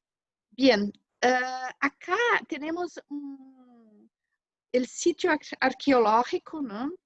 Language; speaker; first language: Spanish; non-native, fluent; Portuguese